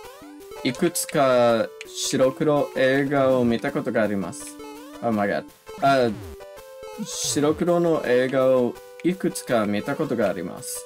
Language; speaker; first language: Japanese; non-native, learner; English